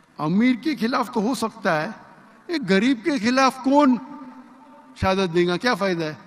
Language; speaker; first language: Urdu; non-native, local second language; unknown